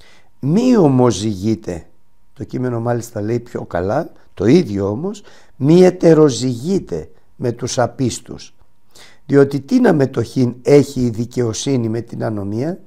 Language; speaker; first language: Greek; native; Greek